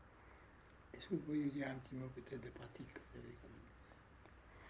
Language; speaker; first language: French; native; French